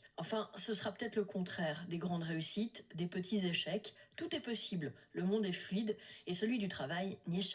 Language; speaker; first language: French; native; French